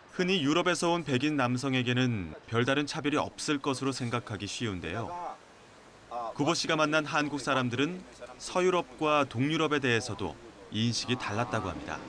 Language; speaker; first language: Korean; native; Korean